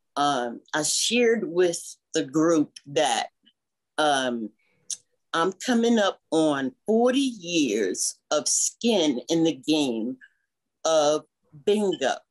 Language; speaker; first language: English; native; English